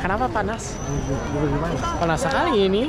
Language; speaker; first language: Indonesian; non-native, learner; English